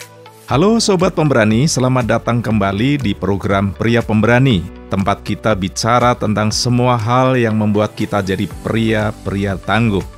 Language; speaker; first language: Indonesian; native; Indonesian